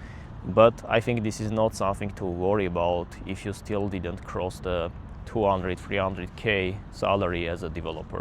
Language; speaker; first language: English; non-native, fluent; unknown